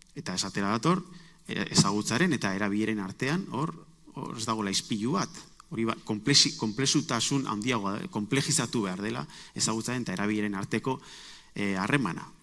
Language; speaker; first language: Basque; native; Basque